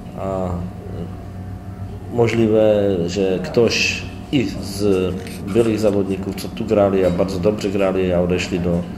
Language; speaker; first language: Polish; non-native, learner; Slovak